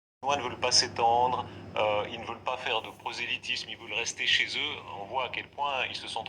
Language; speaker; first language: French; native; French